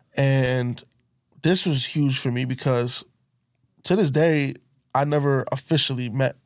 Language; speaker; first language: English; native; English